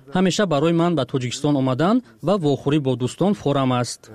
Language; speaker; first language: Persian; early bilingual, heritage; Tajik